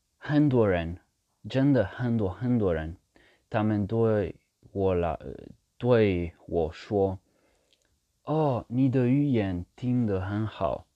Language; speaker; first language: Chinese; non-native, learner; French